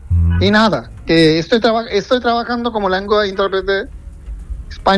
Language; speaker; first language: Spanish; non-native, fluent; Bangla